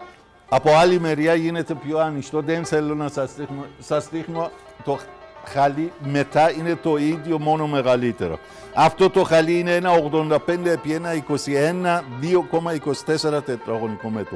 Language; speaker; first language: Greek; non-native, fluent; Persian